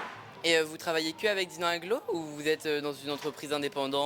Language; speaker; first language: French; native; French